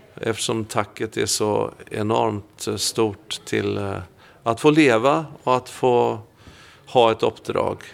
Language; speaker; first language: Swedish; native; Swedish